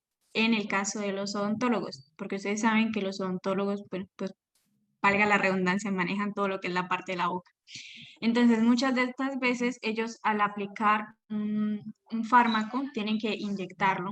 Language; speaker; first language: Spanish; native; Spanish